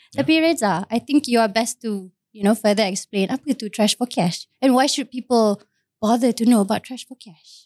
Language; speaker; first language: English; non-native, local second language; Malay